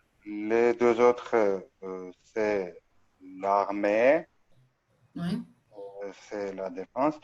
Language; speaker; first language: French; non-native, fluent; Armenian